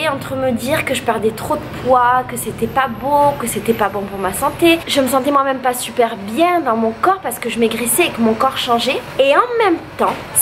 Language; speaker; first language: French; native; French